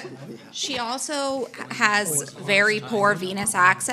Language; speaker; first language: English; native; English